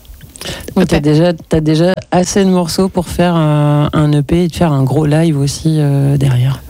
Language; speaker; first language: French; native; French